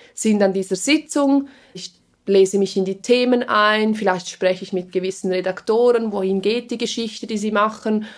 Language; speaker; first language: German; non-native, fluent; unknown